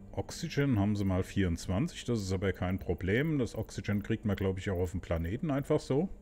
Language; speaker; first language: German; native; German